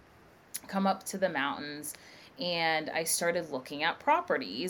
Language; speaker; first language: English; native; English